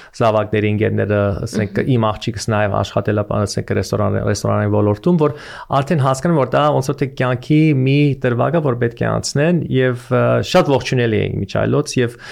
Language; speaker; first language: Armenian; early bilingual, heritage; Armenian